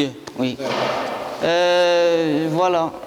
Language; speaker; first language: French; non-native, local second language; Arabic